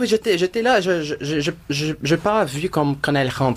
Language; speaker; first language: French; non-native, fluent; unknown